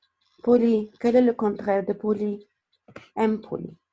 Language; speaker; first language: French; non-native, fluent; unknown